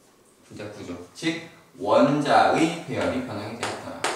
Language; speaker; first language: Korean; native; Korean